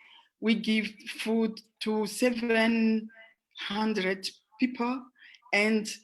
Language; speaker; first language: English; non-native, fluent; Rundi